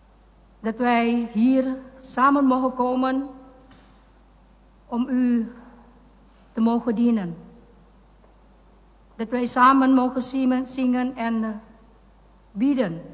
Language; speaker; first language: Dutch; non-native, fluent; Indonesian